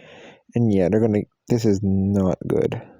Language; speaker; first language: English; native; English